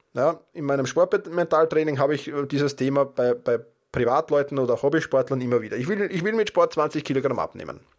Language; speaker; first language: German; native; German